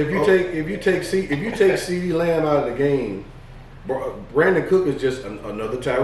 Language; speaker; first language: English; native; English